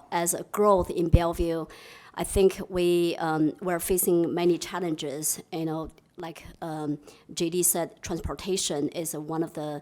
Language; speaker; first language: English; non-native, fluent; Chinese